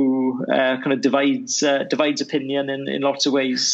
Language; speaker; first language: English; native; English